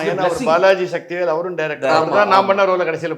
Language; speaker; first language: Tamil; native; Tamil